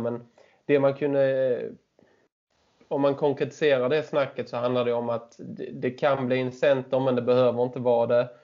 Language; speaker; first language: Swedish; native; Swedish